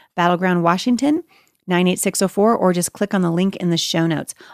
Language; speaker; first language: English; native; English